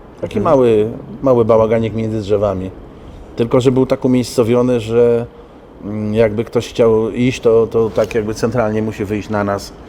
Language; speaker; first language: Polish; native; Polish